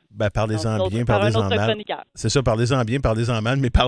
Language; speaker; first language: French; native; French